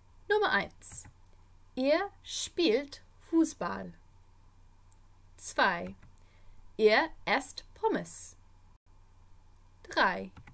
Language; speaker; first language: German; non-native, fluent; English